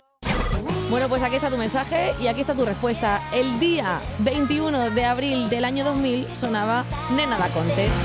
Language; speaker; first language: Spanish; native; Spanish